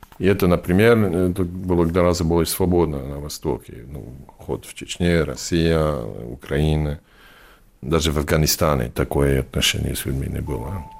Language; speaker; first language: Russian; non-native, fluent; English